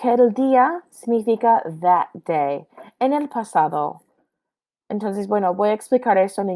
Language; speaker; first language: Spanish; non-native, fluent; English